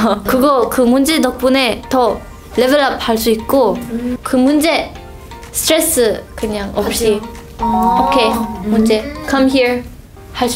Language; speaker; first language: Korean; non-native, learner; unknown